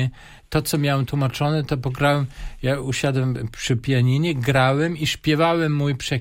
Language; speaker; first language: Polish; non-native, fluent; German